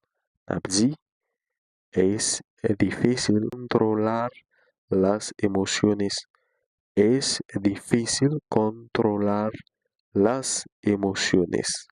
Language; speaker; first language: Spanish; non-native, fluent; Haitian Creole